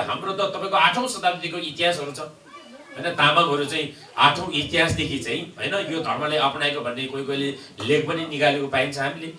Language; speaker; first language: Nepali; non-native, local second language; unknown